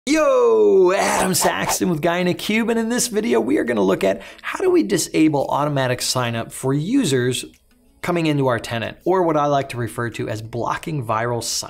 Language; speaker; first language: English; native; English